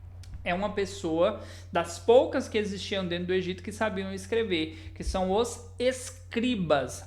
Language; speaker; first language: Portuguese; native; Portuguese